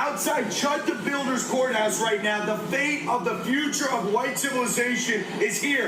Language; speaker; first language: English; native; English